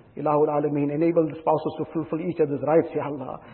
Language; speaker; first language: English; native; English